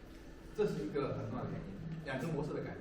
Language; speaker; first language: Chinese; native; Chinese